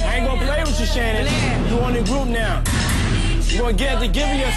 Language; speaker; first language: English; native; English